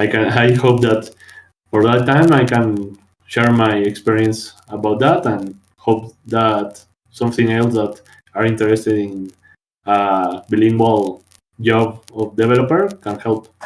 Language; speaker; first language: English; non-native, learner; Spanish